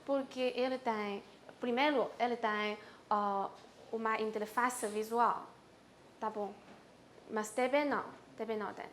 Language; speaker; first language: Portuguese; non-native, learner; Chinese